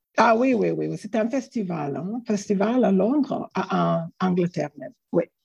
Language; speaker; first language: French; non-native, learner; English